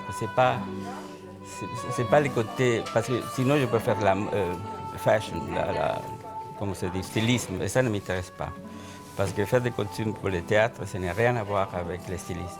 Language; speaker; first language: French; non-native, fluent; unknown